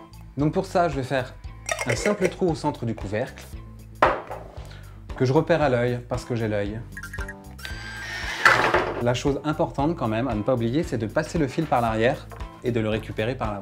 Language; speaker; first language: French; native; French